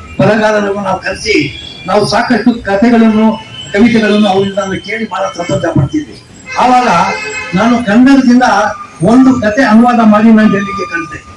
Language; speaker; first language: Kannada; non-native, local second language; Urdu